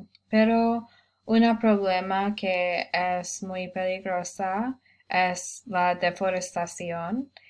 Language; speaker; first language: Spanish; non-native, learner; English